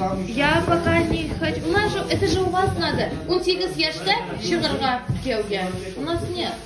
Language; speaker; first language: Russian; native; Russian